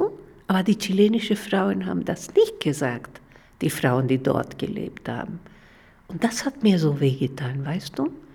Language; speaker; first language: German; non-native, fluent; Spanish